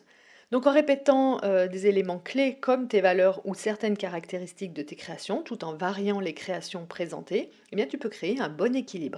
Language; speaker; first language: French; native; French